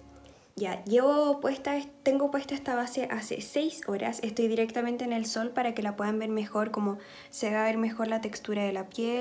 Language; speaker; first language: Spanish; native; Spanish